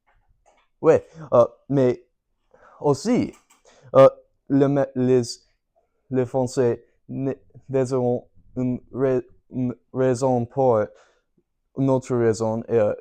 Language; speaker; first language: French; non-native, learner; English